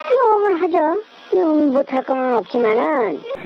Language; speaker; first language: Korean; native; Korean